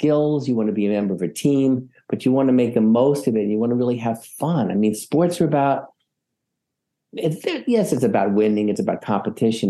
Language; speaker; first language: English; native; English